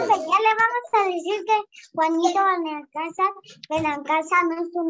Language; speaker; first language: Spanish; native; Spanish